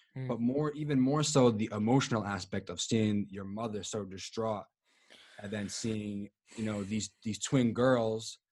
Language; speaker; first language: English; native; English